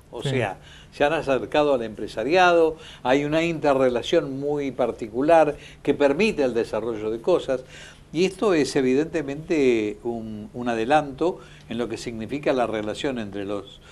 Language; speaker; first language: Spanish; native; Spanish